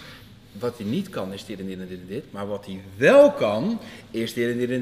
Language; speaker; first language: Dutch; native; Dutch